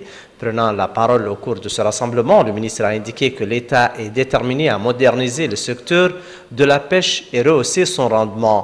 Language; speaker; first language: French; non-native, local second language; Arabic